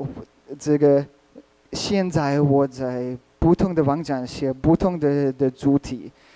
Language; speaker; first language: Chinese; non-native, learner; Hungarian